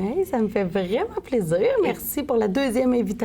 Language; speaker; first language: French; native; French